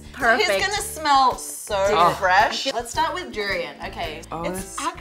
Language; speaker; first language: English; native; English